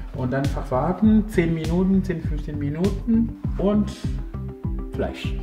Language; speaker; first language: German; non-native, fluent; Ewe